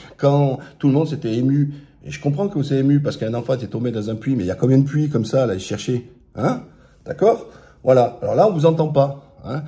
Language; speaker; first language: French; early bilingual, other home language; Arabic